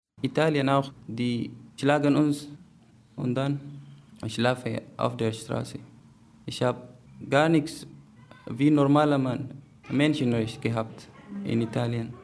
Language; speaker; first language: German; non-native, learner; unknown